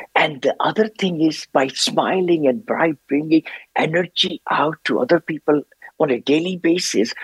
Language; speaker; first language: English; non-native, local second language; Hindi